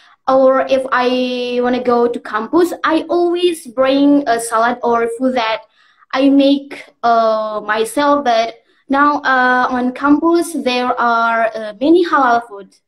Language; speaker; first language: English; non-native, learner; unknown